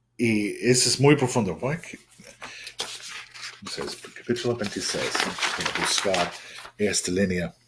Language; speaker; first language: Spanish; non-native, fluent; English